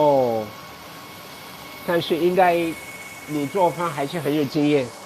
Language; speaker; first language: Chinese; non-native, fluent; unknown